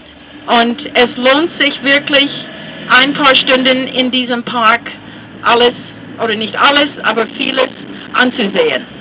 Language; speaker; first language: German; non-native, fluent; English